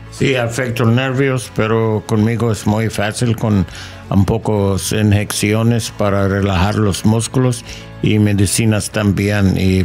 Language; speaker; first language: Spanish; non-native, learner; English